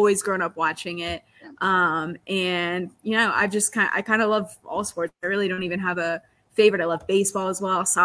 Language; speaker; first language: English; native; English